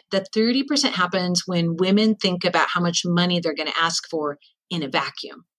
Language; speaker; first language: English; native; English